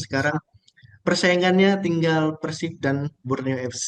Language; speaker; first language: Indonesian; native; Indonesian